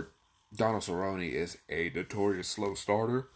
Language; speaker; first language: English; native; English